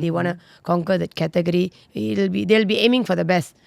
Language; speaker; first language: English; non-native, local second language; Tamil